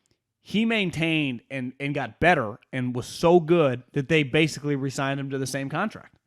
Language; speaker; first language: English; native; English